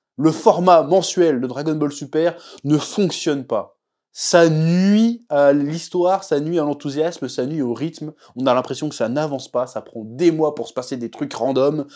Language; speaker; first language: French; native; French